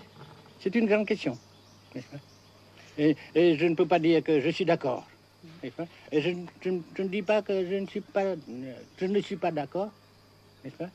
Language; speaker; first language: French; non-native, fluent; Vietnamese